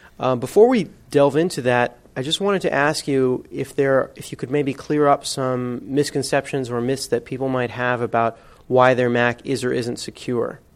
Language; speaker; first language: English; native; English